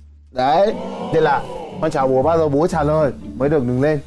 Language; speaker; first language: Vietnamese; non-native, fluent; Yoruba